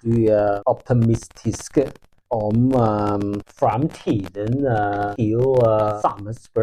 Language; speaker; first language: Norwegian; non-native, learner; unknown